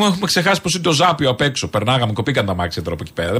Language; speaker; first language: Greek; native; Greek